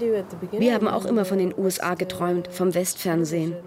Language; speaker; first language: German; native; German